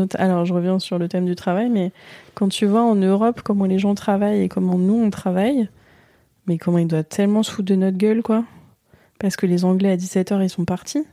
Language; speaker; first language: French; native; French